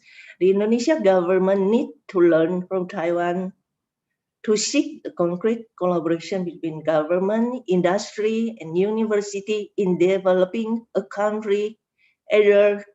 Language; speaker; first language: English; non-native, learner; Indonesian